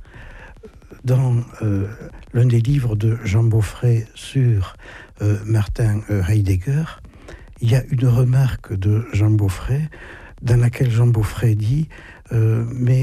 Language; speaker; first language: French; native; French